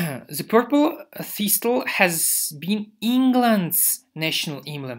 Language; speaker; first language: English; non-native, fluent; Kazakh